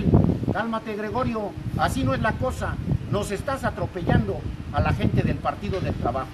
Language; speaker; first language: Spanish; native; Spanish